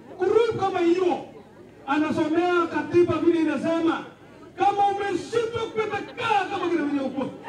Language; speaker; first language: Swahili; non-native, local second language; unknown